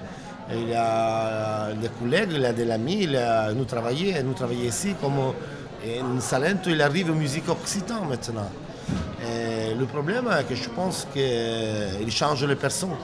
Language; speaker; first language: French; non-native, learner; Italian